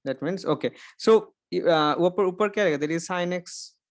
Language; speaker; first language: Hindi; non-native, local second language; Bangla